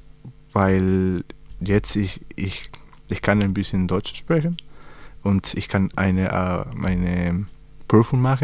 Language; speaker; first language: German; non-native, learner; Spanish